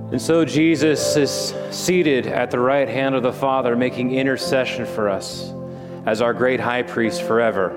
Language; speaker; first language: English; native; English